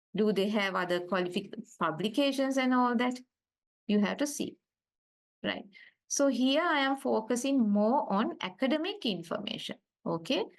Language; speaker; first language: English; non-native, local second language; Sinhala